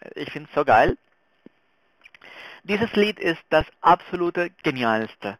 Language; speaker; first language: German; non-native, fluent; Spanish